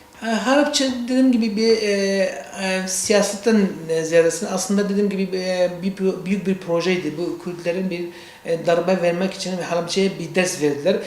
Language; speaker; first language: Turkish; non-native, learner; Central Kurdish